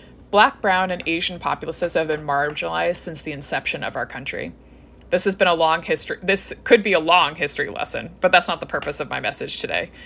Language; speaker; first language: English; native; English